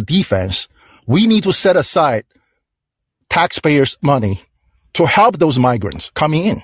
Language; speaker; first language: English; non-native, fluent; Chinese